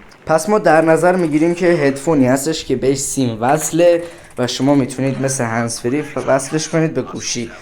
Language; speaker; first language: Persian; native; Persian